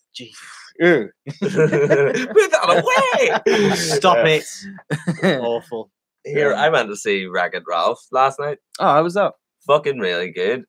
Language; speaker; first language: English; native; English